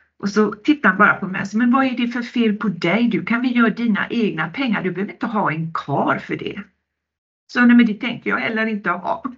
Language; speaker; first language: Swedish; non-native, local second language; Finnish